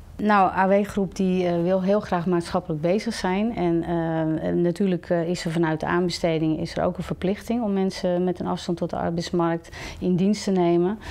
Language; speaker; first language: Dutch; native; Dutch